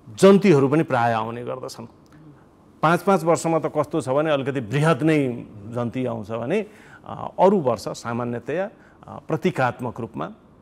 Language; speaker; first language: Nepali; non-native, local second language; Maithili